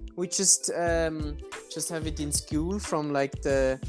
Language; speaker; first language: English; non-native, fluent; German